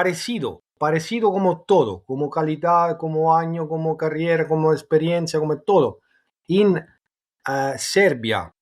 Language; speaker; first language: Spanish; non-native, fluent; Italian